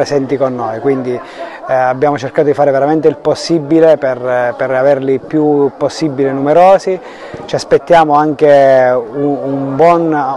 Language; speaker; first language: Italian; native; Italian